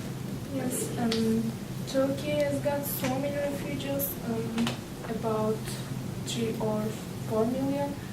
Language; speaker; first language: English; non-native, learner; Turkish